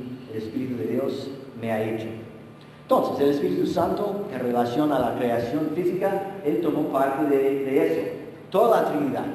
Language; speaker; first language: Spanish; non-native, fluent; English